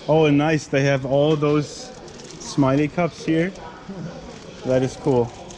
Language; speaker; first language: English; non-native, fluent; German